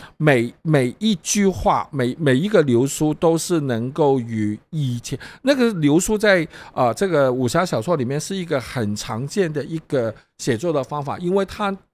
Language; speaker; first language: Chinese; non-native, local second language; Cantonese